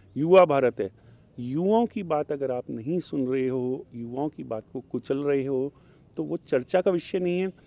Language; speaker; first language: Hindi; native; Hindi